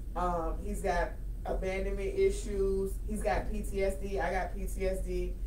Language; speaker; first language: English; native; English